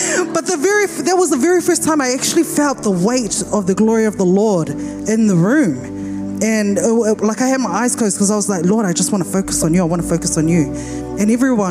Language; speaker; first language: English; native; English